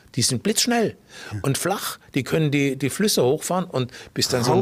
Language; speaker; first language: German; native; German